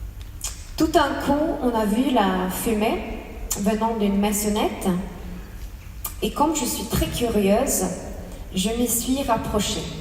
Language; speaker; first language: French; non-native, fluent; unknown